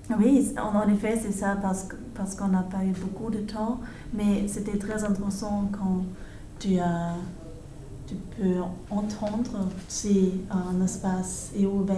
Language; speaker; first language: French; non-native, learner; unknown